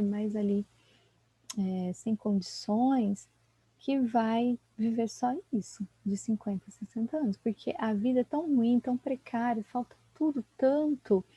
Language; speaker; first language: Portuguese; native; Portuguese